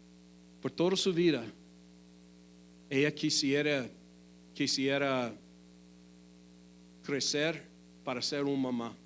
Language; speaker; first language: Spanish; non-native, fluent; English